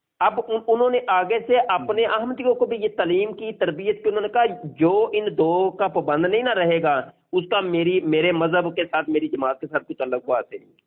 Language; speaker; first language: Urdu; non-native, local second language; Punjabi